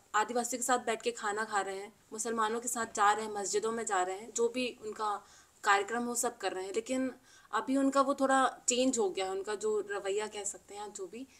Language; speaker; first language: Hindi; native; Hindi